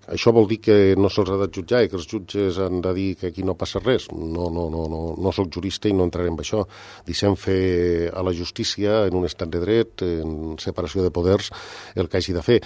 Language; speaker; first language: Catalan; native; Catalan